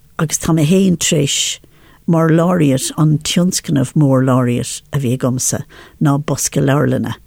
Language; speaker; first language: Irish; non-native, local second language; English